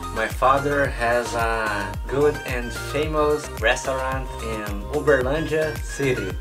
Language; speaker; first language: English; non-native, learner; Portuguese